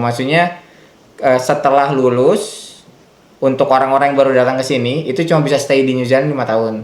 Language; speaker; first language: Indonesian; native; Indonesian